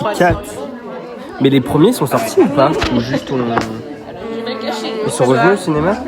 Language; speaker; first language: French; native; French